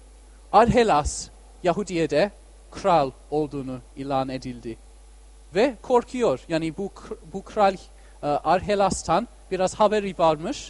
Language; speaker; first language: Turkish; non-native, fluent; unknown